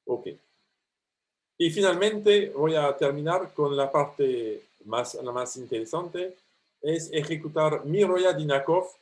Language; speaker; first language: Spanish; non-native, fluent; French